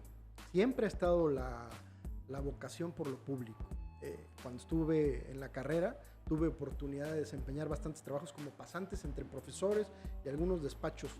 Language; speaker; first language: Spanish; native; Spanish